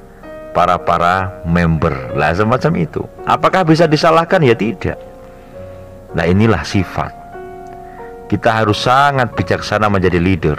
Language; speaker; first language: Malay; non-native, local second language; Javanese